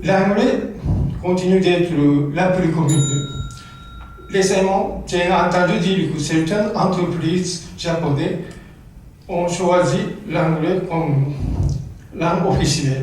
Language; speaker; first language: French; non-native, learner; Japanese